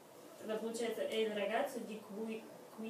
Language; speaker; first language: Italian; non-native, learner; Russian